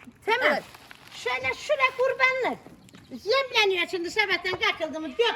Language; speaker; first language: Turkish; native; Turkish